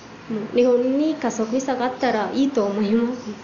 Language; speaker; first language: Japanese; non-native, learner; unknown